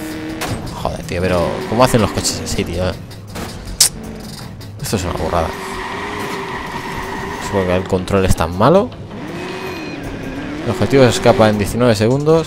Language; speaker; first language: Spanish; native; Spanish